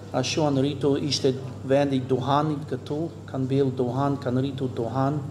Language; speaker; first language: Albanian; early bilingual, heritage; Albanian